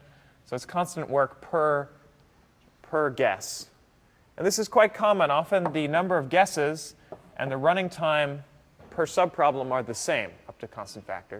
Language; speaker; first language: English; native; English